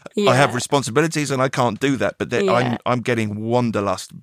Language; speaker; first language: English; native; English